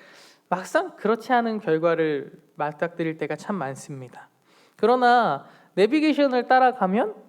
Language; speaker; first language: Korean; native; Korean